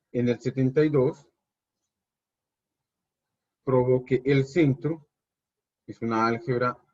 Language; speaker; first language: Spanish; native; Spanish